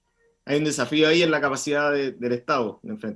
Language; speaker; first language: Spanish; native; Spanish